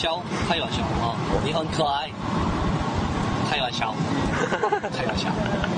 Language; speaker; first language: Chinese; non-native, learner; Korean